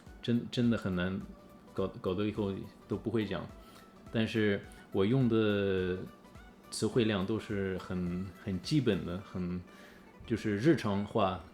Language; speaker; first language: Chinese; early bilingual, heritage; English